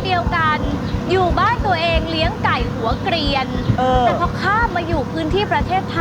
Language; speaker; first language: Thai; native; Thai